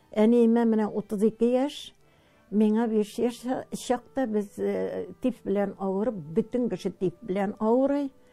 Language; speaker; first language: Tatar; native; Tatar